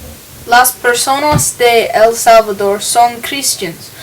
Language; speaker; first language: Spanish; non-native, learner; English